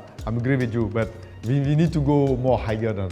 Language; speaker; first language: English; non-native, fluent; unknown